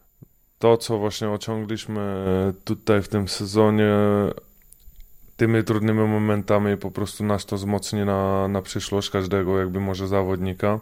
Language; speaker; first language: Polish; non-native, fluent; Czech